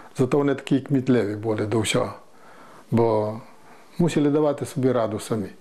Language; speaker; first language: Ukrainian; native; Ukrainian